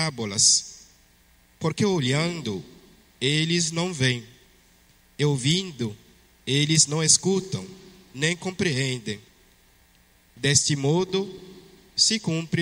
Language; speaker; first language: Portuguese; non-native, fluent; French